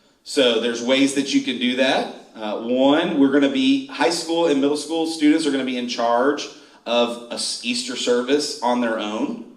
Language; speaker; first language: English; native; English